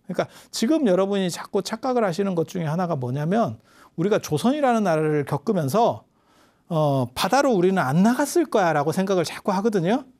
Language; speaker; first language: Korean; native; Korean